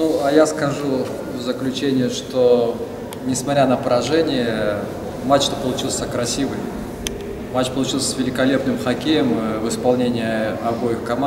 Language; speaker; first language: Russian; native; Russian